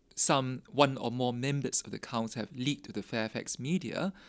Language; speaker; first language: English; non-native, local second language; Min Nan Chinese